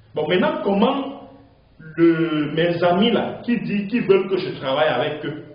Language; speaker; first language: French; native; French